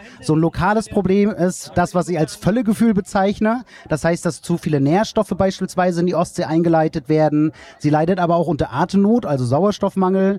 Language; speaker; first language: German; native; German